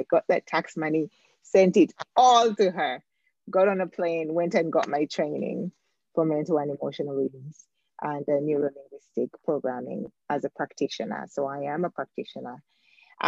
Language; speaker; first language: English; non-native, local second language; Ganda